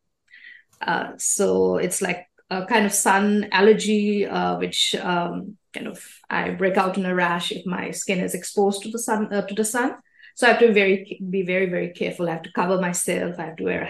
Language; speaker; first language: English; non-native, local second language; Assamese